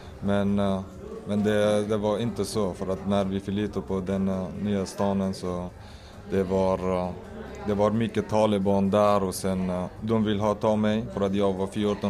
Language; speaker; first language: Swedish; non-native, fluent; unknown